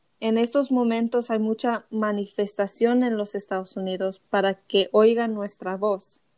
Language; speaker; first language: Spanish; early bilingual, heritage; Spanish